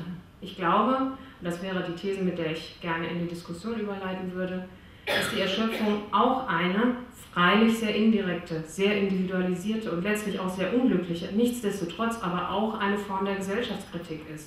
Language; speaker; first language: German; native; German